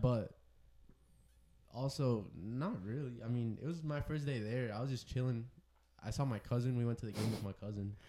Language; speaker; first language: English; early bilingual, other home language; Spanish